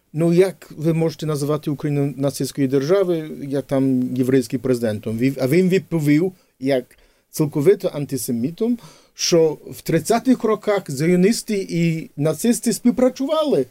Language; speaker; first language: Ukrainian; early bilingual, heritage; English